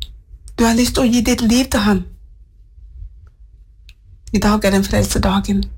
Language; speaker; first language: Swedish; non-native, learner; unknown